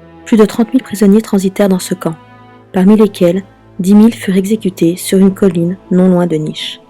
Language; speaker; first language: French; native; French